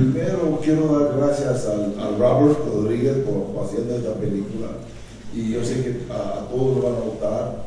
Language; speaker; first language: Spanish; early bilingual, heritage; Spanish